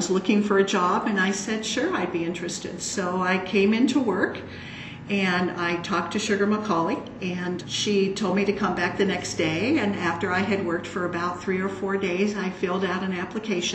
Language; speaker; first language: English; native; English